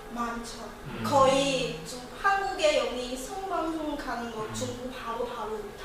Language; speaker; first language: Korean; non-native, learner; Chinese